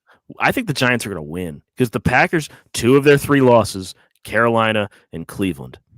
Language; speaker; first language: English; native; English